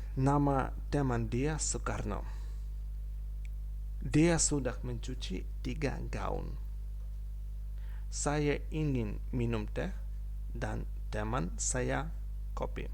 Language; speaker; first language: Indonesian; non-native, fluent; Ukrainian